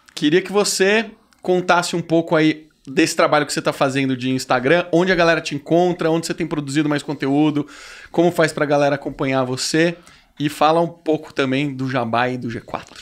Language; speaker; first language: Portuguese; native; Portuguese